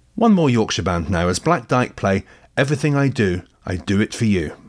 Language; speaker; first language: English; native; English